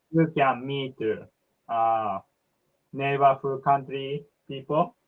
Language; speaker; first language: English; non-native, learner; Japanese